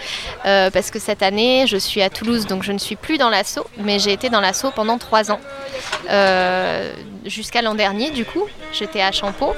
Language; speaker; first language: French; native; French